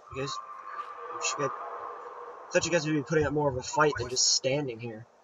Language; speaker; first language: English; native; English